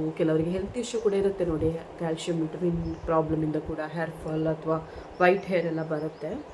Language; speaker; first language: Kannada; non-native, local second language; Tulu